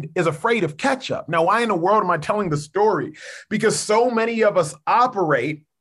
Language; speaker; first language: English; early bilingual, other home language; Yoruba